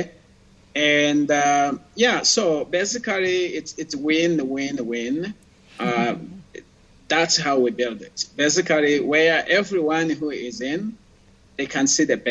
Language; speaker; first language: English; non-native, local second language; Kinyarwanda